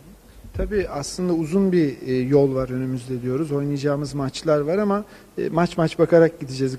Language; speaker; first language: Turkish; native; Turkish